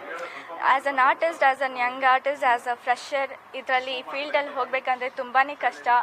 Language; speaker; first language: Kannada; non-native, fluent; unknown